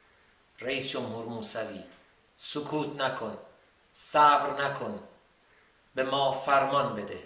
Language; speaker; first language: Persian; native; Persian